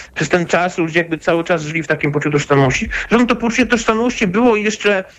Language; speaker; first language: Polish; native; Polish